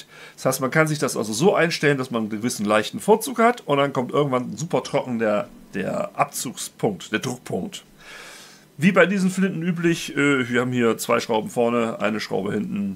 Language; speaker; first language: German; native; German